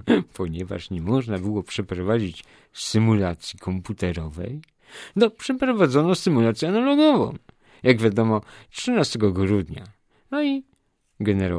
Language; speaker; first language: Polish; native; Polish